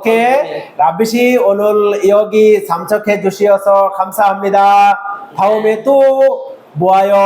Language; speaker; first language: Korean; non-native, fluent; Bangla